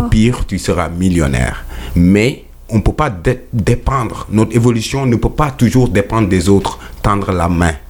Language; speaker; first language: French; non-native, local second language; Wolof